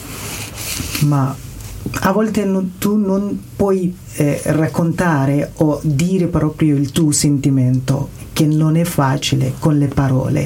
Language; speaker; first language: Italian; non-native, learner; Persian